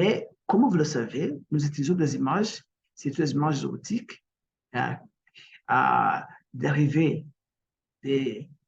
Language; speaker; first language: French; non-native, local second language; Kinyarwanda